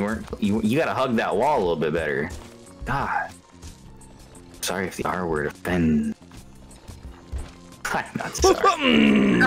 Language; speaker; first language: English; native; English